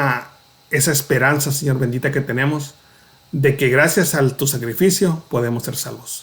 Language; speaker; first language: Spanish; native; Spanish